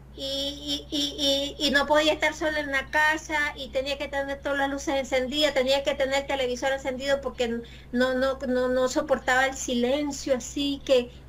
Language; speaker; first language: Spanish; native; Spanish